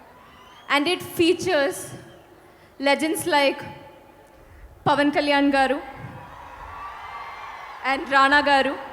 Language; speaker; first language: Telugu; non-native, learner; Malayalam